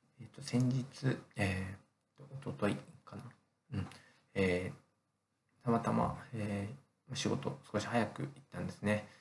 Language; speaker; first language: Japanese; native; Japanese